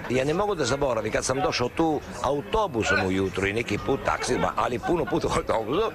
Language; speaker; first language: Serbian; non-native, learner; Italian